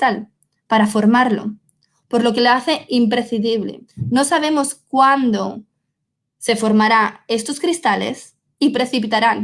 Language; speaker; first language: Spanish; native; Spanish